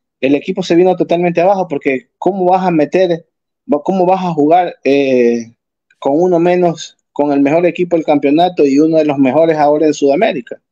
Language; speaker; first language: Spanish; native; Spanish